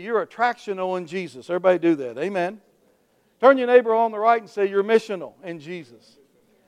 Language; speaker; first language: English; native; English